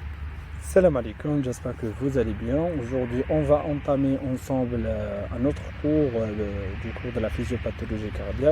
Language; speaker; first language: French; non-native, local second language; Arabic